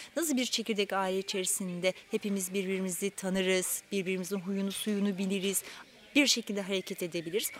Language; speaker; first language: Turkish; native; Turkish